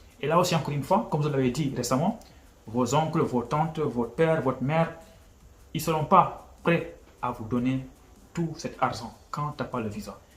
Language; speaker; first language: French; non-native, local second language; Wolof